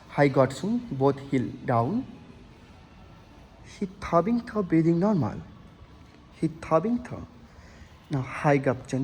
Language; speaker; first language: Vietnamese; non-native, learner; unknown